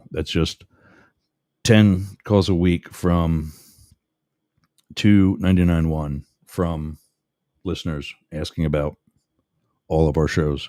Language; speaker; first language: English; native; English